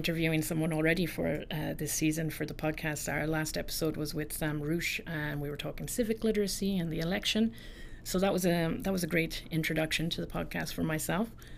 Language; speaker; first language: English; native; English